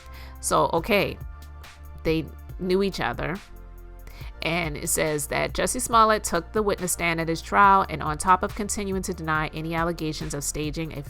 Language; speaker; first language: English; native; English